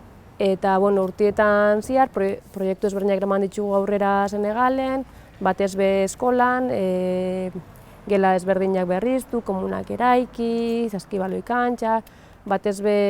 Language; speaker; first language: Basque; native; Basque